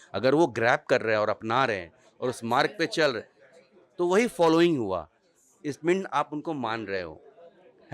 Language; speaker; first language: Hindi; native; Hindi